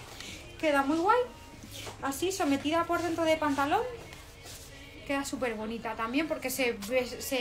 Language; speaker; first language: Spanish; native; Spanish